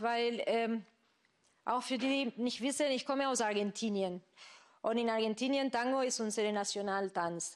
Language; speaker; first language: German; non-native, fluent; Spanish